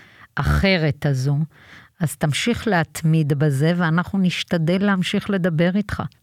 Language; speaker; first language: Hebrew; native; Hebrew